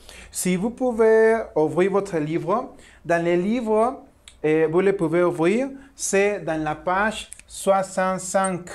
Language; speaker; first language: French; non-native, learner; Spanish